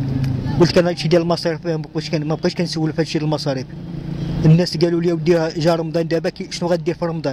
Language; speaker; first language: Arabic; native; Arabic